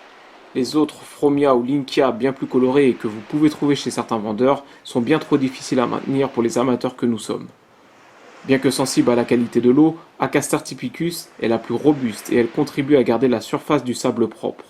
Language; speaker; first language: French; native; French